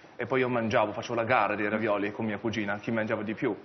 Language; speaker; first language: Italian; early bilingual, other home language; Chinese